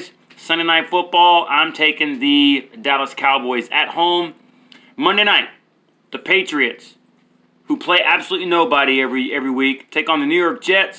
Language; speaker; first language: English; native; English